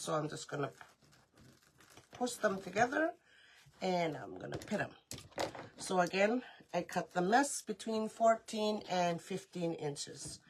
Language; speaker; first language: English; native; English